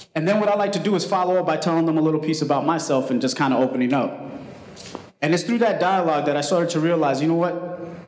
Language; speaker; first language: English; early bilingual, other home language; Spanish